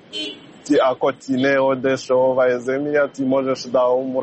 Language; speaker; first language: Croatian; non-native, learner; Rundi